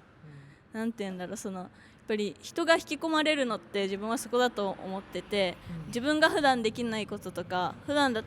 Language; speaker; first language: Japanese; native; Japanese